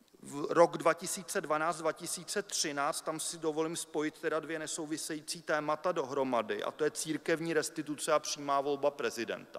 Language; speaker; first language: Czech; native; Czech